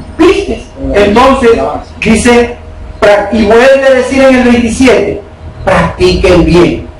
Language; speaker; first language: Spanish; native; Spanish